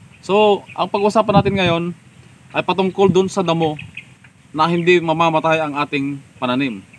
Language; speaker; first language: Filipino; non-native, local second language; Iloko